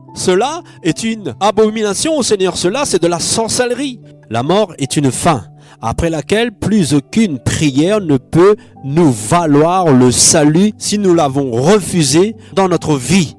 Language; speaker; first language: French; native; French